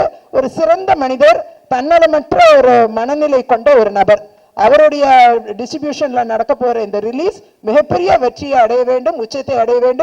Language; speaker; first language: Tamil; native; Tamil